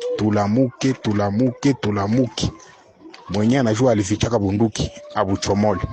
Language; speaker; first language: Swahili; native; Swahili